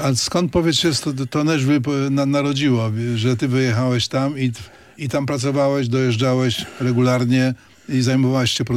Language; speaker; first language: Polish; native; Polish